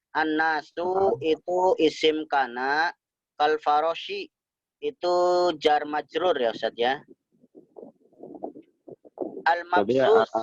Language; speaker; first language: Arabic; non-native, learner; Indonesian